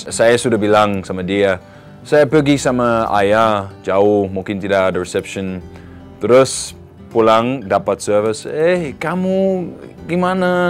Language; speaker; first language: Indonesian; non-native, learner; English